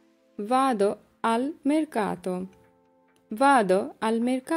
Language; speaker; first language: Italian; non-native, learner; Bangla